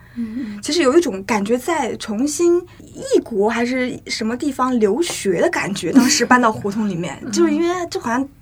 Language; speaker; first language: Chinese; native; Chinese